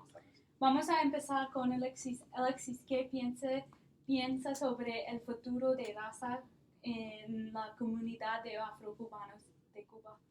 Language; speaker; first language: Spanish; non-native, learner; English